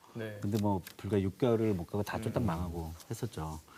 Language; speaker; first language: Korean; native; Korean